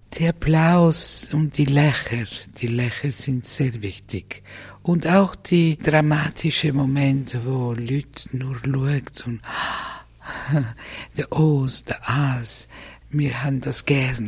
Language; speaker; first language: German; non-native, fluent; Italian